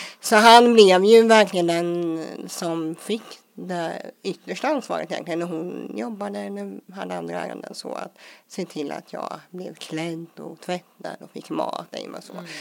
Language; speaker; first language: Swedish; early bilingual, other home language; English